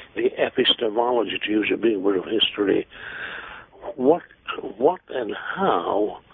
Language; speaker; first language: English; non-native, fluent; Hungarian